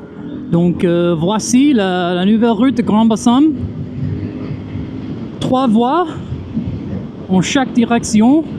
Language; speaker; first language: French; non-native, fluent; English